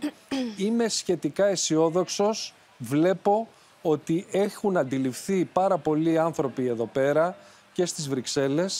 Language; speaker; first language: Greek; native; Greek